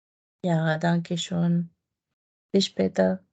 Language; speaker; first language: German; non-native, learner; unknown